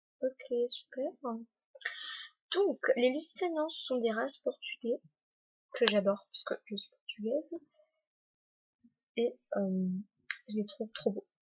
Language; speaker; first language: French; native; French